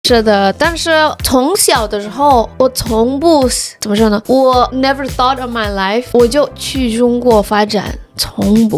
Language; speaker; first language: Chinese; non-native, fluent; Indonesian